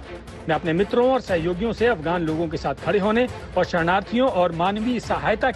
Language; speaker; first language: Hindi; native; Hindi